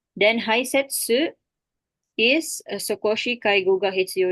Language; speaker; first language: Japanese; non-native, fluent; Filipino